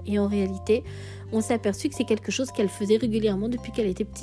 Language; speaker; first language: French; native; French